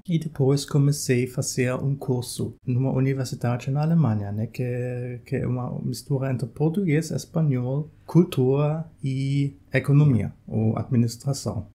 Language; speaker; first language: Portuguese; non-native, fluent; German